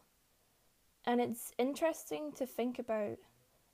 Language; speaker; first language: English; native; English